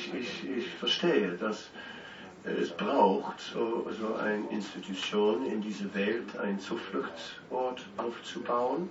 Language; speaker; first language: German; non-native, fluent; Dutch